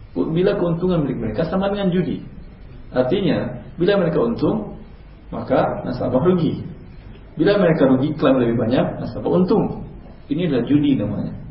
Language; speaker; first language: Indonesian; non-native, local second language; Minangkabau